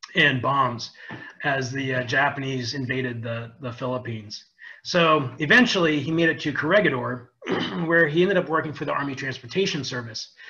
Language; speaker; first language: English; native; English